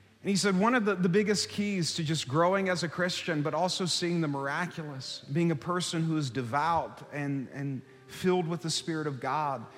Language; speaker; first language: English; native; English